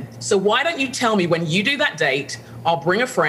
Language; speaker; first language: English; native; English